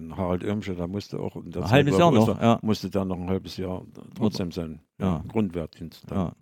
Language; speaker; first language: German; native; German